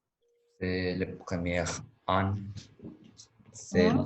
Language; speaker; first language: French; non-native, learner; Spanish